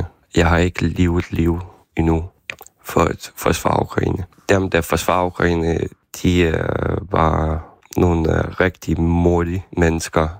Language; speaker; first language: Danish; non-native, fluent; Ukrainian